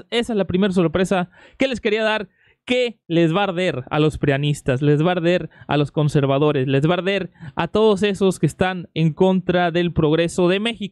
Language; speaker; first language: Spanish; native; Spanish